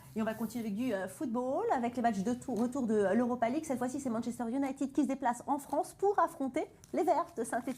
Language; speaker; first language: French; native; French